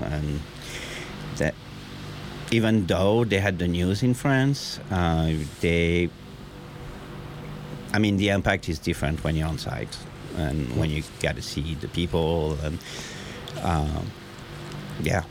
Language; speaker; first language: English; non-native, fluent; French